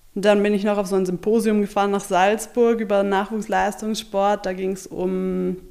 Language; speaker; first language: German; native; German